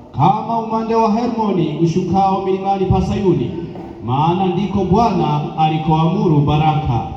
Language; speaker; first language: Swahili; non-native, local second language; Sukuma